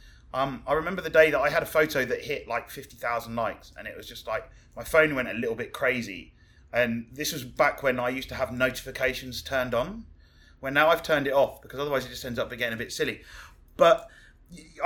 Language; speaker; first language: English; native; English